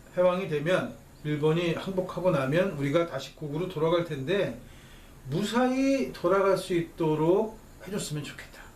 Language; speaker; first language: Korean; native; Korean